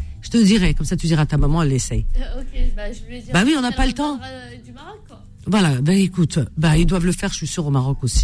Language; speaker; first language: French; native; French